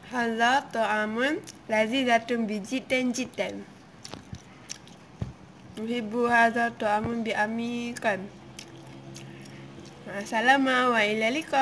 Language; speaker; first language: Arabic; non-native, learner; Malay